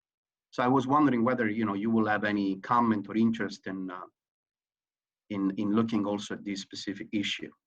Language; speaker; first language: English; non-native, fluent; Italian